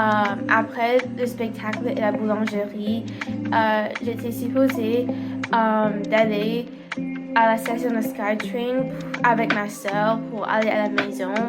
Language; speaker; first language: French; non-native, learner; English